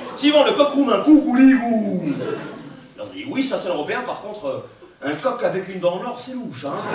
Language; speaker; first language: French; native; French